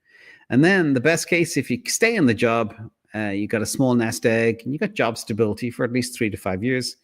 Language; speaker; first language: English; native; English